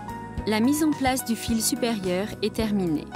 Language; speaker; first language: French; native; French